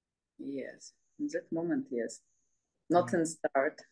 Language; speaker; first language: English; non-native, learner; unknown